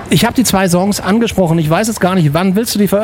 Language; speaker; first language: German; native; German